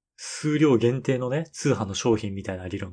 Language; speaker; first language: Japanese; native; Japanese